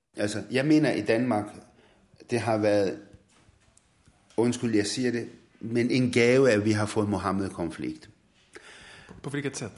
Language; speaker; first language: Swedish; non-native, fluent; Arabic